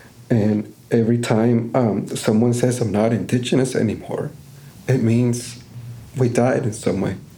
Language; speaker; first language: English; early bilingual, other home language; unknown